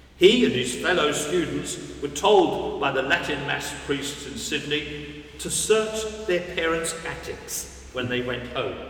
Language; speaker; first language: English; native; English